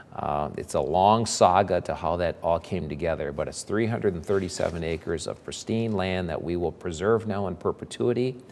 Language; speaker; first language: English; native; English